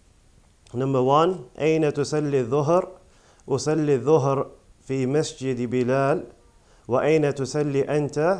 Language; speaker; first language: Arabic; non-native, fluent; English